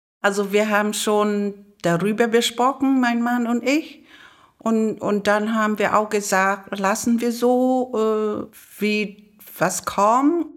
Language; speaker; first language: German; non-native, learner; Vietnamese